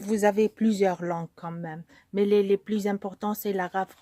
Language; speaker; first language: French; non-native, local second language; Arabic